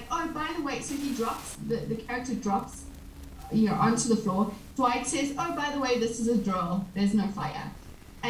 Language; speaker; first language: English; native; English